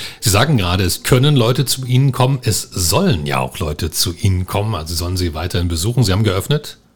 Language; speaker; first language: German; native; German